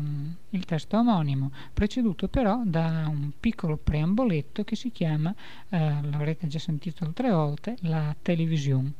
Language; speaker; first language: Italian; native; Italian